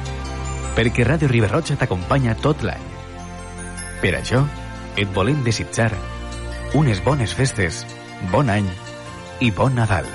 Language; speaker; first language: Catalan; native; Catalan